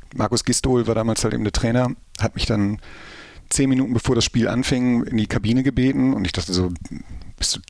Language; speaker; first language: German; native; German